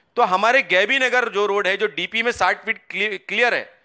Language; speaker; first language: Hindi; non-native, local second language; Urdu